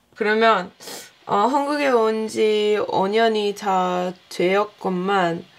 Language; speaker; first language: Korean; non-native, fluent; English